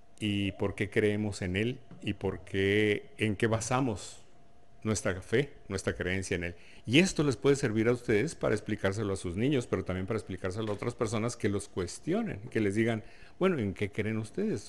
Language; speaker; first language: Spanish; native; Spanish